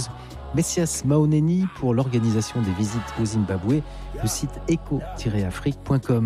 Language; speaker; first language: French; native; French